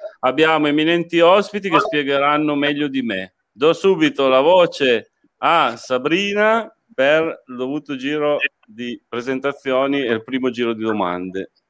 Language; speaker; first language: Italian; native; Italian